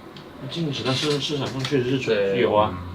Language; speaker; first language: Chinese; native; Chinese